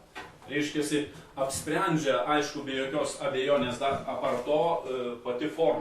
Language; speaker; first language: Lithuanian; native; Lithuanian